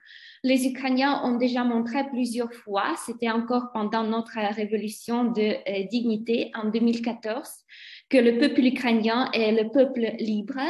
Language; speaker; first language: French; non-native, fluent; Ukrainian